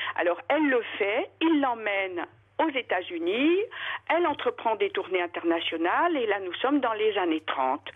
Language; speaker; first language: French; native; French